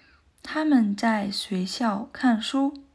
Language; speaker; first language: Chinese; non-native, fluent; Indonesian